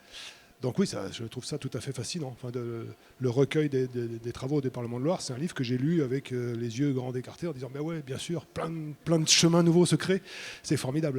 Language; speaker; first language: French; native; French